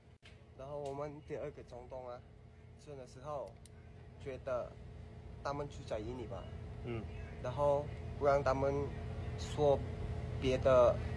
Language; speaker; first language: Chinese; non-native, learner; Indonesian